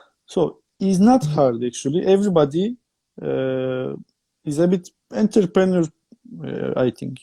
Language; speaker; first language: English; non-native, fluent; Turkish